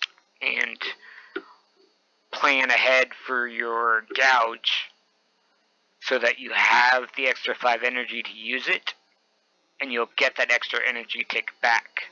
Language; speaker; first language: English; native; English